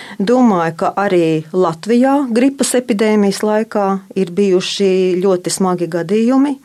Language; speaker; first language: Latvian; native; Latvian